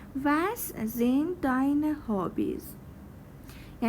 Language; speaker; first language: German; non-native, fluent; Persian